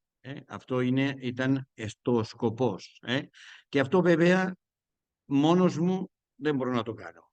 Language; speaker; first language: Greek; non-native, learner; Spanish